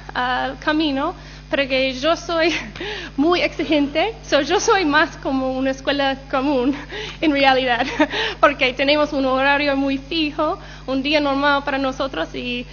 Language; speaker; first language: Spanish; non-native, learner; English